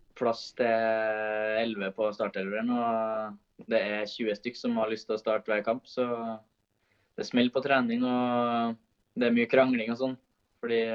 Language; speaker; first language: Norwegian; native; Norwegian